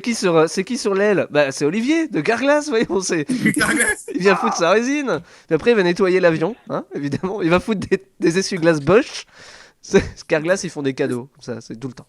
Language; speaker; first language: French; native; French